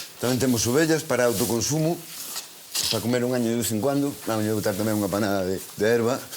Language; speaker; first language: Galician; native; Galician